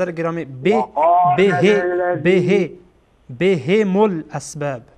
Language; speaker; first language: Persian; native; Persian